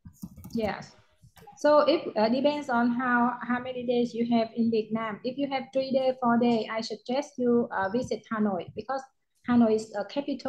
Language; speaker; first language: English; non-native, learner; Vietnamese